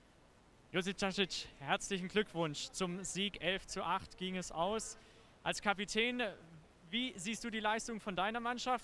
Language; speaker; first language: German; native; German